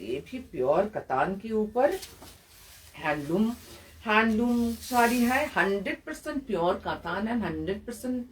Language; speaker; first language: Hindi; non-native, local second language; Bangla